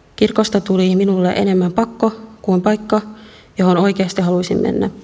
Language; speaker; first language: Finnish; early bilingual, other home language; Arabic